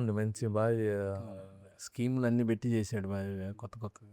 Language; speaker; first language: Telugu; native; Telugu